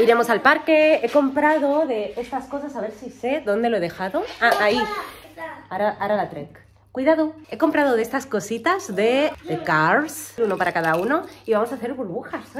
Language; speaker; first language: Spanish; native; Spanish